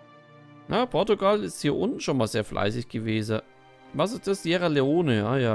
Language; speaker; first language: German; native; German